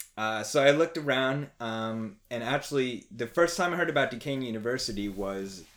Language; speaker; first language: English; native; English